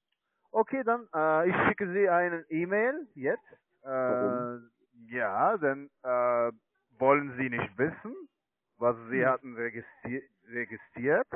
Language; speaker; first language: German; non-native, learner; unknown